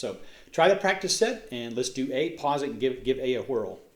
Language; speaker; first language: English; native; English